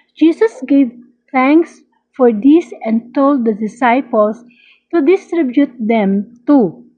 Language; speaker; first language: English; non-native, local second language; Filipino